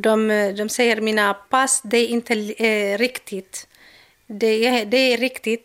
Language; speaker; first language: Swedish; non-native, learner; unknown